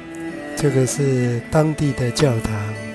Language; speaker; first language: Chinese; native; Chinese